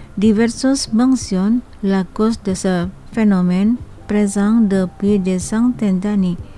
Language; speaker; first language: French; non-native, fluent; Indonesian